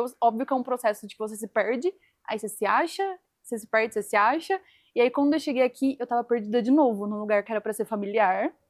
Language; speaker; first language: Portuguese; native; Portuguese